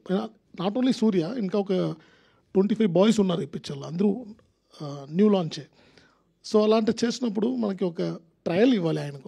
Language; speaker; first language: Telugu; non-native, learner; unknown